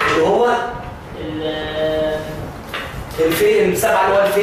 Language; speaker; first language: Arabic; native; Arabic